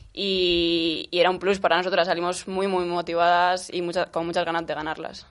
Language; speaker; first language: Spanish; native; Spanish